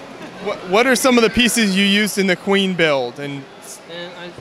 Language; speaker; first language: English; native; English